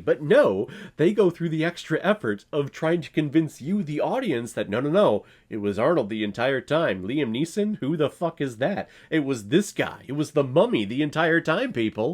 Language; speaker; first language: English; native; English